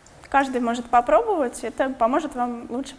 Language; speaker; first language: Russian; native; Russian